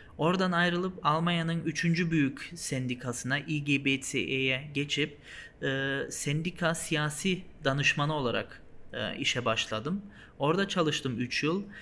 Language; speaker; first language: Turkish; early bilingual, heritage; Turkish